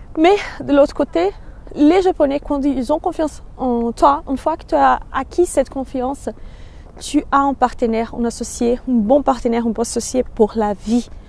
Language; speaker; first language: French; non-native, fluent; Portuguese